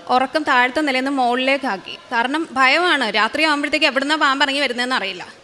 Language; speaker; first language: Malayalam; native; Malayalam